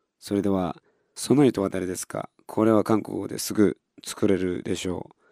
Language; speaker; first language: Japanese; non-native, fluent; Korean